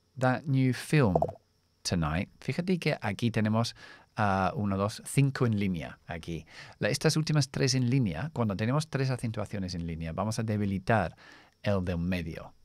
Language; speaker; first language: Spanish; non-native, fluent; English